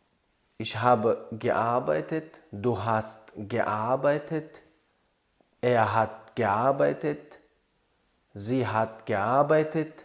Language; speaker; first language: German; non-native, fluent; Tajik